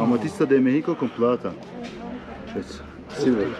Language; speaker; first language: Spanish; non-native, learner; Turkish